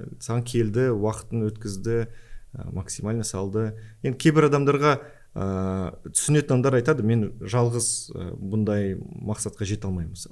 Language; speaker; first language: Kazakh; native; Kazakh